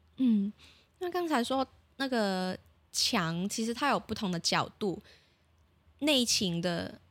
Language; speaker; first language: Chinese; non-native, local second language; Cantonese